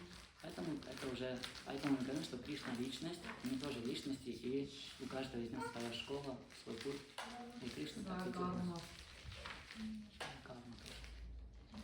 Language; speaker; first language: Russian; non-native, fluent; Armenian